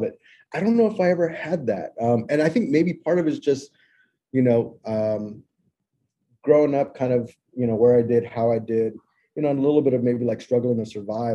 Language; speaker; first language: English; native; English